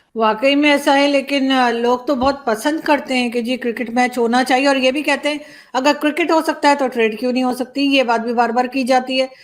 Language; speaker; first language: Urdu; native; Urdu